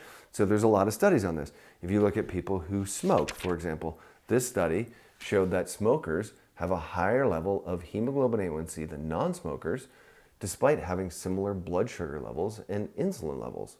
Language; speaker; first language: English; native; English